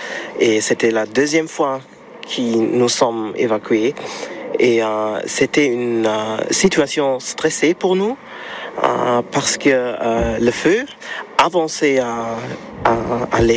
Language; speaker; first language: French; non-native, learner; German